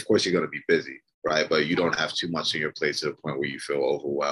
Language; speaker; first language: English; native; English